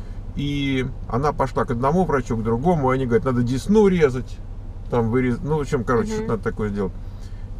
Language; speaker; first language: Russian; native; Russian